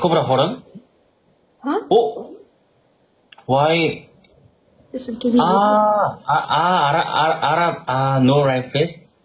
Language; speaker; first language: English; non-native, learner; Arabic